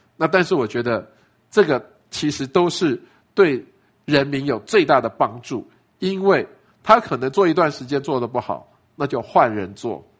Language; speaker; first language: Chinese; native; Chinese